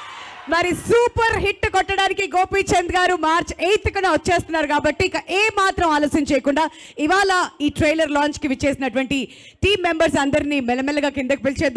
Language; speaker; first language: Telugu; native; Telugu